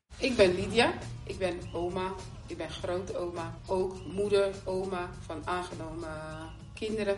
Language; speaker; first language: Dutch; non-native, local second language; Papiamento